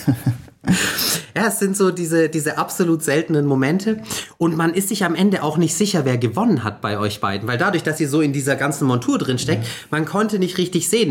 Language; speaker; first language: German; native; German